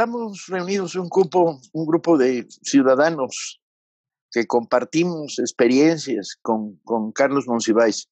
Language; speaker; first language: Spanish; native; Spanish